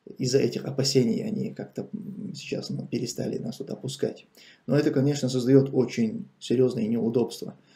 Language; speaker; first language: Russian; non-native, local second language; Chechen